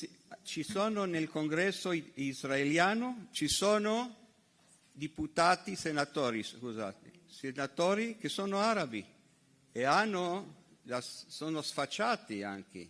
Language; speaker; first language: Italian; non-native, fluent; Hebrew